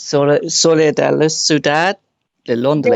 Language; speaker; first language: Spanish; non-native, learner; English